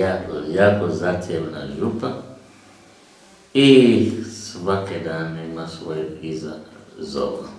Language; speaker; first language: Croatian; non-native, learner; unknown